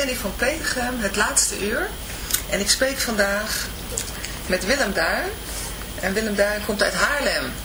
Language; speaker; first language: Dutch; native; Dutch